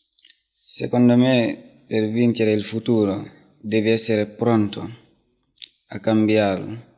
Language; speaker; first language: Italian; non-native, learner; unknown